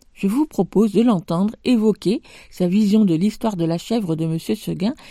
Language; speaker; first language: French; native; French